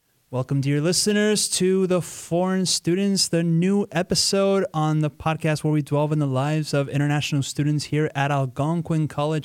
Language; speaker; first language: English; non-native, fluent; Spanish